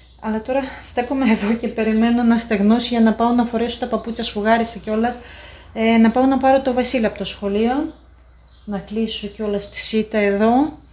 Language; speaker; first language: Greek; non-native, fluent; Russian